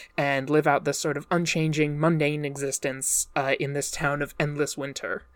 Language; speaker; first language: English; native; English